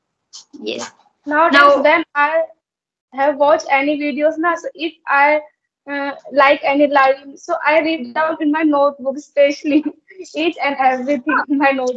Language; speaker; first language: English; non-native, learner; Hindi